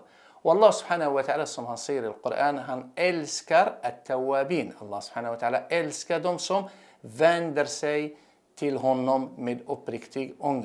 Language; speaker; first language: Swedish; non-native, fluent; Arabic